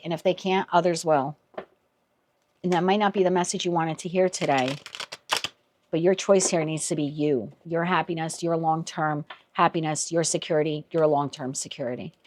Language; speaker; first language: English; native; English